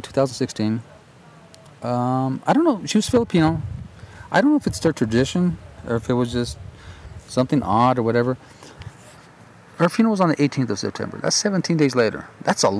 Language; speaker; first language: English; native; English